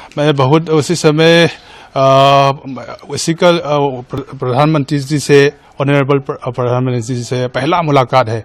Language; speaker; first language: Hindi; non-native, local second language; Manipuri